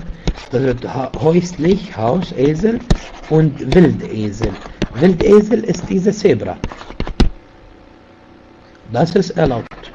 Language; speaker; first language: German; non-native, fluent; Arabic